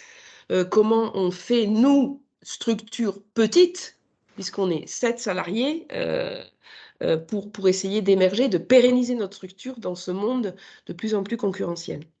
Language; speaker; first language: French; native; French